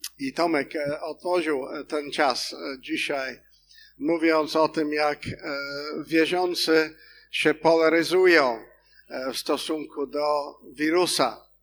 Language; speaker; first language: Polish; non-native, fluent; English